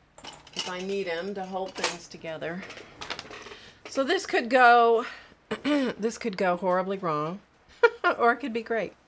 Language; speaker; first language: English; native; English